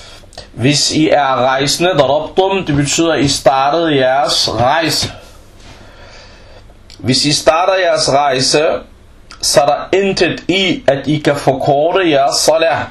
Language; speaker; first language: Danish; non-native, fluent; Arabic